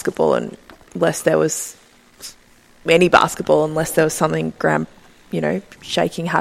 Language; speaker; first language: English; native; English